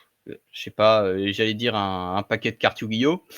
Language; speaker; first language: French; native; French